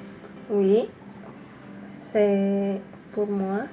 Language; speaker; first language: French; non-native, learner; Indonesian